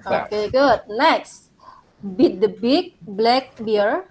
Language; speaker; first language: English; non-native, fluent; Indonesian